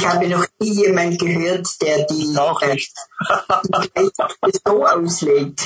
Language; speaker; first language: German; non-native, fluent; English